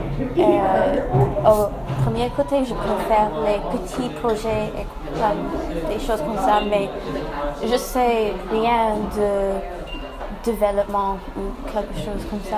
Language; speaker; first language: French; non-native, learner; English